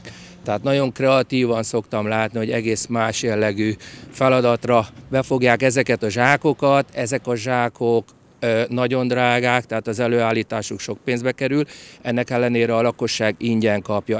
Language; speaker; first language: Hungarian; native; Hungarian